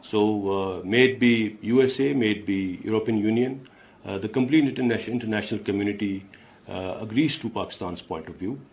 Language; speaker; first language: English; non-native, local second language; Urdu